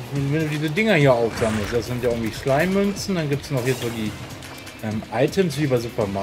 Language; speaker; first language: German; native; German